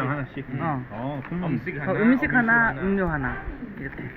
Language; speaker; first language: Korean; non-native, fluent; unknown